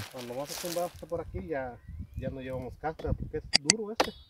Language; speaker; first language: Spanish; native; Spanish